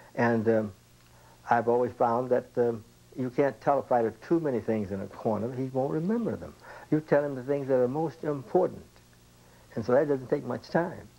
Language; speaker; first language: English; native; English